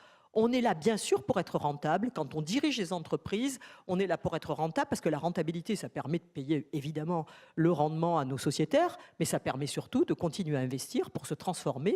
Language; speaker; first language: French; native; French